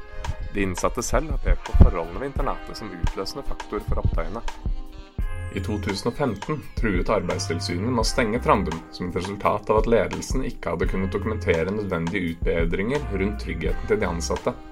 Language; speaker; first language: Norwegian; native; Norwegian